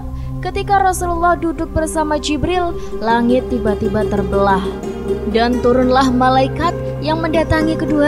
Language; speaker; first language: Indonesian; native; Indonesian